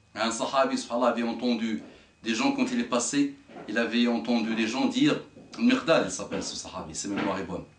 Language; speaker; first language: French; non-native, local second language; Arabic